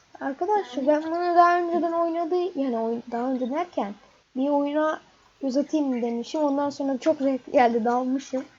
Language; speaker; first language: Turkish; native; Turkish